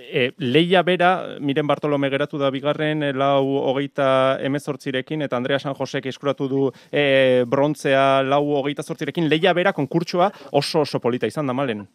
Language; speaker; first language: Basque; native; Basque